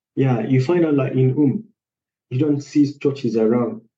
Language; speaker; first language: English; non-native, local second language; Igbo